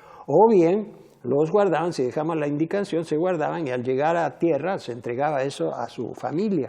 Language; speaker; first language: Spanish; native; Spanish